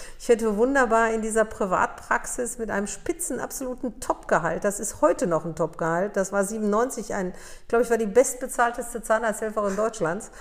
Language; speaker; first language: German; early bilingual, other home language; Polish